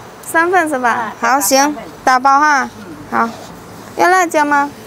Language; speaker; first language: Chinese; non-native, fluent; Indonesian